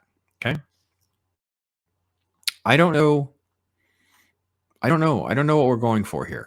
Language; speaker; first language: English; native; English